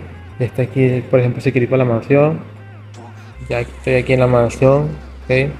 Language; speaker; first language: Spanish; non-native, fluent; Portuguese